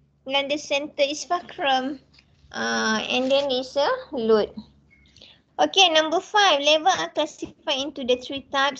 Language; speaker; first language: English; non-native, local second language; Malay